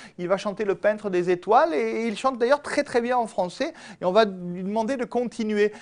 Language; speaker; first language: French; native; French